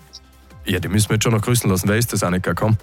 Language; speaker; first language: German; native; German